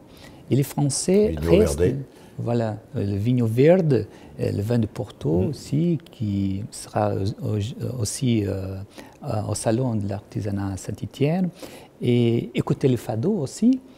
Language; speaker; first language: French; non-native, fluent; Portuguese